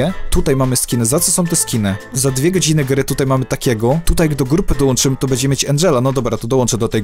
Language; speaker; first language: Polish; native; Polish